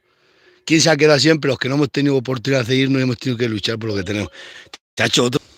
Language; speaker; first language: Spanish; native; Spanish